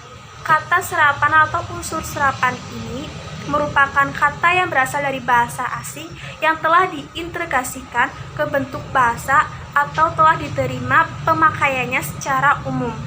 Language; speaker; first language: Indonesian; native; Indonesian